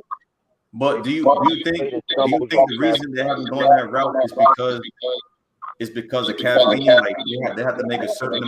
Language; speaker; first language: English; native; English